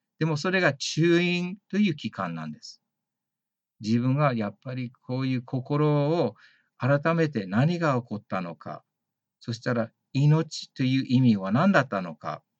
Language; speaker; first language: Japanese; early bilingual, heritage; Japanese